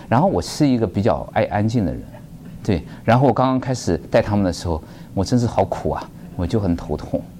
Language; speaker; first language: Chinese; native; Chinese